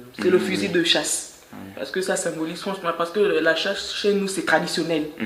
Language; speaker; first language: French; non-native, local second language; Fang